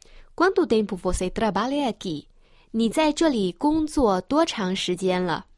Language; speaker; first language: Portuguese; non-native, fluent; Chinese